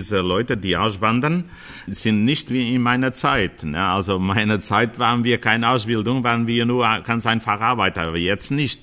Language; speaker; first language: German; non-native, fluent; Portuguese